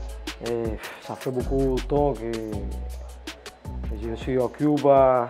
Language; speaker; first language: French; non-native, learner; Spanish